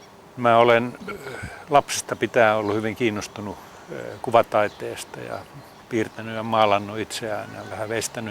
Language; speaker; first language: Finnish; native; Finnish